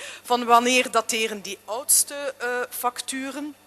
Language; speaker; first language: Dutch; native; Dutch